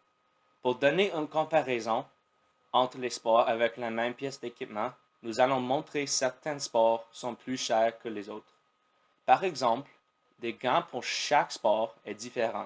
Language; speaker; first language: French; non-native, learner; English